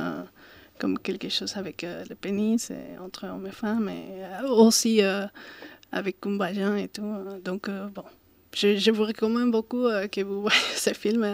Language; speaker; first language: French; non-native, fluent; Spanish